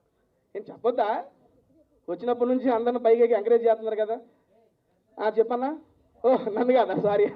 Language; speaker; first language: Telugu; native; Telugu